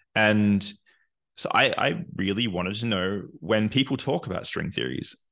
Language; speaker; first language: English; native; English